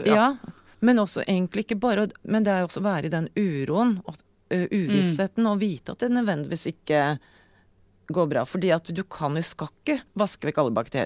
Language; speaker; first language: Norwegian; native; Norwegian